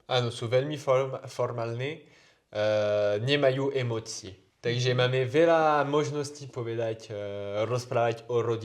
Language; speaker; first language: Slovak; non-native, learner; French